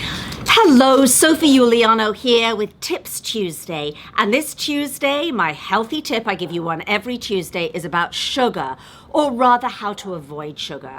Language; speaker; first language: English; native; English